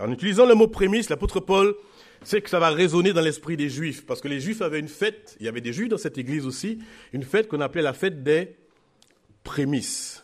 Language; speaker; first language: French; native; French